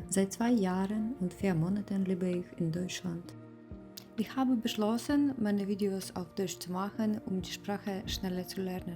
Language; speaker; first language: German; non-native, learner; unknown